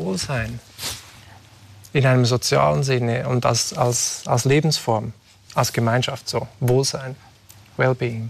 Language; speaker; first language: German; native; German